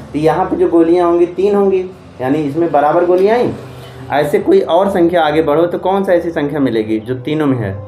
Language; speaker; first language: Hindi; native; Hindi